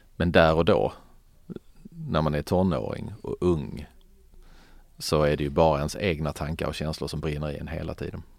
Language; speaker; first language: Swedish; early bilingual, other home language; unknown